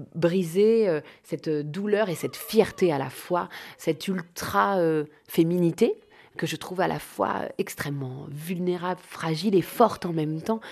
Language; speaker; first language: French; native; French